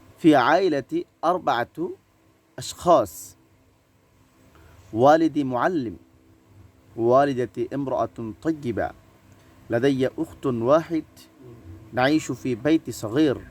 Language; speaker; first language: Arabic; non-native, learner; Bangla